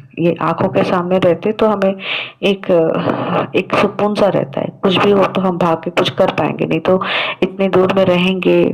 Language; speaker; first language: Hindi; non-native, local second language; Assamese